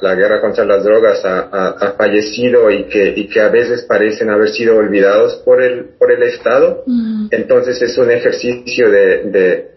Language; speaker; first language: Spanish; native; Spanish